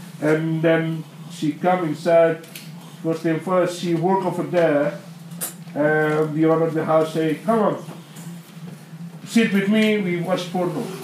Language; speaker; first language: English; non-native, learner; Indonesian